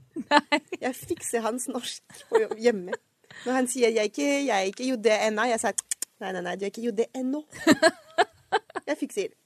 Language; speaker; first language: Norwegian; non-native, fluent; French